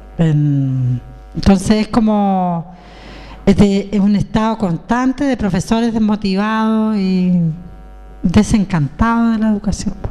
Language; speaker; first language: Spanish; native; Spanish